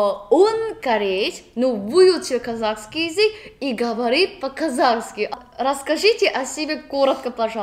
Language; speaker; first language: Russian; non-native, learner; Korean